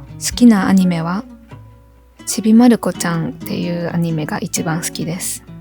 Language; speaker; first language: Japanese; native; Japanese